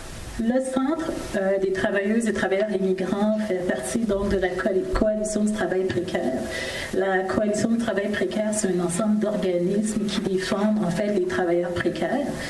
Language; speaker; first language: French; native; French